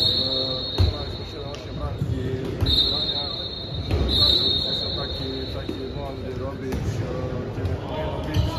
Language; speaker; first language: Polish; non-native, learner; Serbian